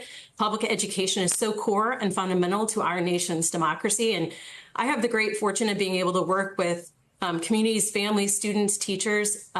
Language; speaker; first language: English; native; English